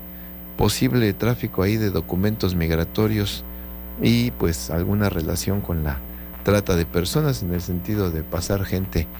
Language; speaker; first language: Spanish; native; Spanish